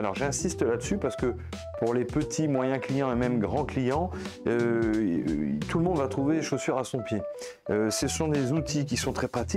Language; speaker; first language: French; native; French